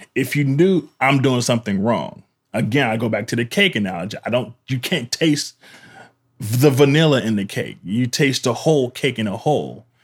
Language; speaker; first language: English; native; English